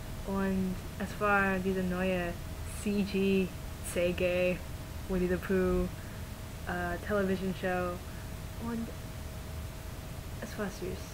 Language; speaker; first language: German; non-native, learner; English